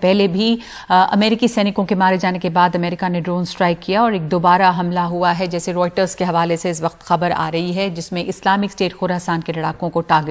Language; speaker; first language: Hindi; native; Hindi